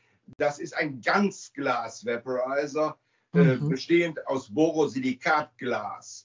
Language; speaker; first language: German; native; German